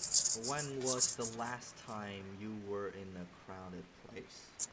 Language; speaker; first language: English; non-native, fluent; Vietnamese